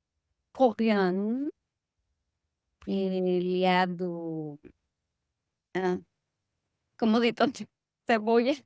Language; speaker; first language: French; non-native, learner; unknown